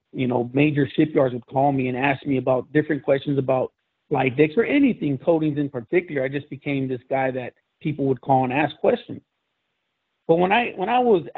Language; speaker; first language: English; native; English